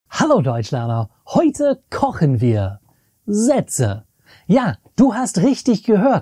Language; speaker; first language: German; non-native, fluent; English